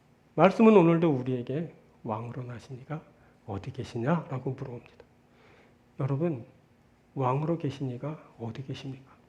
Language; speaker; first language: Korean; native; Korean